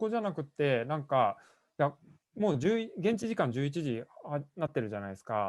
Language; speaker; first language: Japanese; native; Japanese